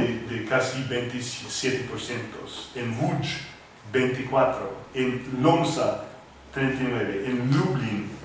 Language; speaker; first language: Spanish; non-native, fluent; English